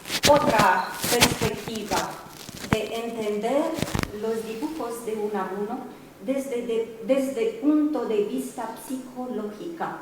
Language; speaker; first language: Spanish; non-native, fluent; Romanian